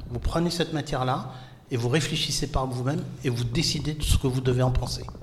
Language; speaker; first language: French; non-native, local second language; Arabic